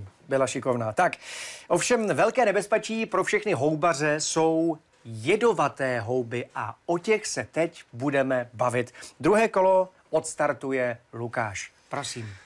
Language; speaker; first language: Czech; native; Czech